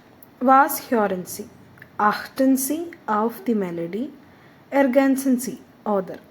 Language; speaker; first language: German; non-native, fluent; Malayalam